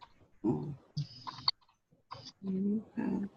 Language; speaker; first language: English; non-native, learner; Spanish